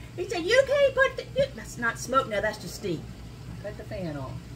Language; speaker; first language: English; native; English